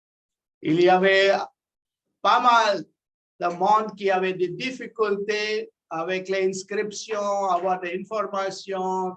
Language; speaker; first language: French; non-native, local second language; English